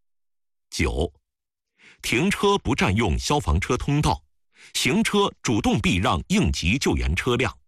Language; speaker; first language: Chinese; native; Chinese